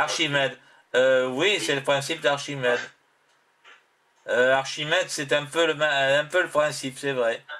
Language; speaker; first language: French; native; French